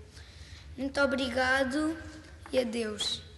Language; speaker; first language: Portuguese; non-native, local second language; French